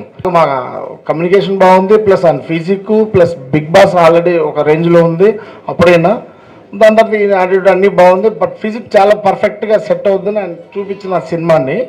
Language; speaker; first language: Telugu; native; Telugu